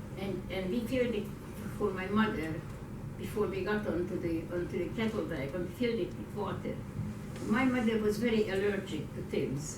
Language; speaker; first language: English; non-native, fluent; Hungarian